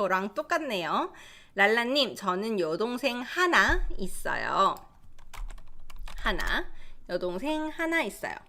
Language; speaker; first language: Korean; native; Korean